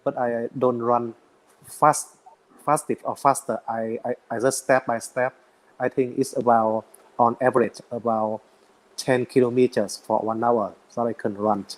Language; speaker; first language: English; non-native, learner; Vietnamese